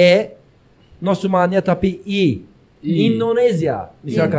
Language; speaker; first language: Indonesian; non-native, learner; Turkish